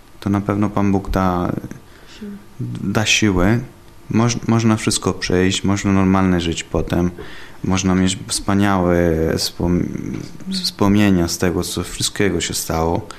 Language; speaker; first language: Polish; non-native, learner; Italian